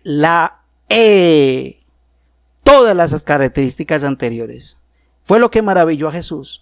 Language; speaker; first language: Spanish; native; Spanish